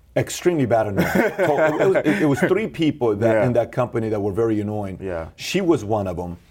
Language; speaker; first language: English; early bilingual, other home language; Persian